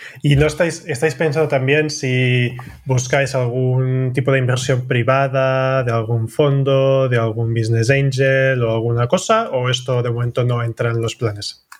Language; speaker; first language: Spanish; non-native, local second language; Catalan